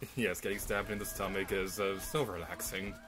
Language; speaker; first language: English; native; English